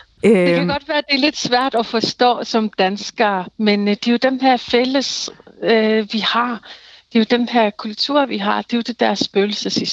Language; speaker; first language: Danish; non-native, local second language; Kalaallisut